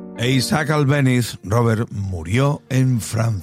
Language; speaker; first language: Spanish; native; Spanish